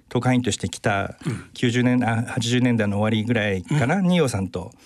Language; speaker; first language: Japanese; native; Japanese